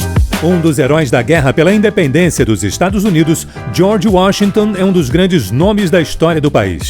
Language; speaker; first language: Portuguese; native; Portuguese